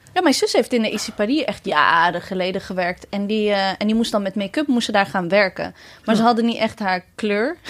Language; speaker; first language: Dutch; early bilingual, other home language; Arabic